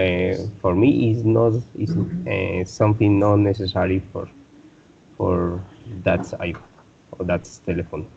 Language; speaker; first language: English; non-native, learner; Spanish